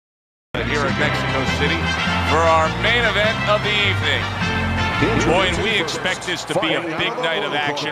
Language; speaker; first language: English; native; English